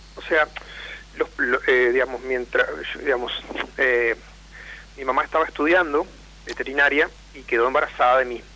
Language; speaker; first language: Spanish; native; Spanish